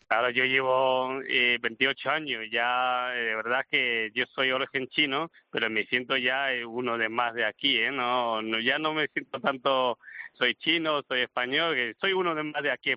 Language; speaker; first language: Spanish; non-native, learner; Chinese